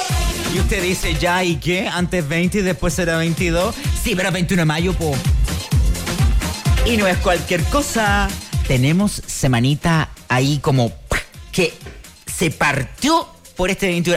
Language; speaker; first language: Spanish; native; Spanish